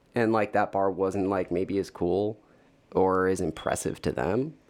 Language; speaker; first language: English; native; English